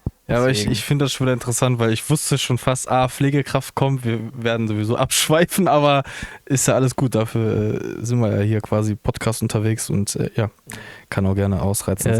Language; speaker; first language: German; native; German